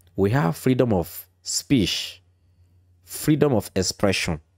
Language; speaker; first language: English; non-native, local second language; Yoruba